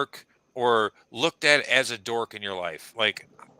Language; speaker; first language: English; native; English